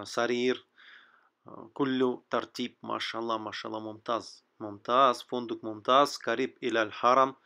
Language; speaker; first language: Arabic; non-native, learner; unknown